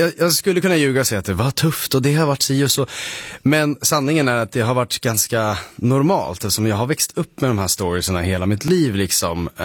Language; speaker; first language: Swedish; native; Swedish